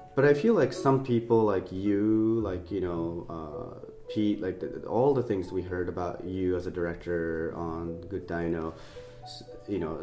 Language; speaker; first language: English; non-native, fluent; Japanese